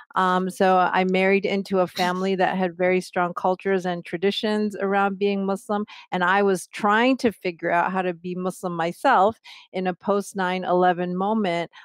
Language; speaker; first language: English; native; English